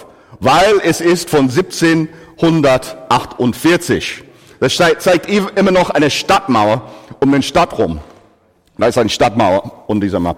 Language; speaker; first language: German; non-native, fluent; English